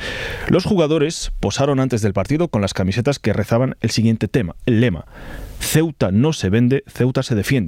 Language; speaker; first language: Spanish; native; Spanish